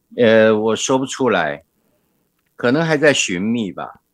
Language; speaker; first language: Chinese; non-native, local second language; Hakka Chinese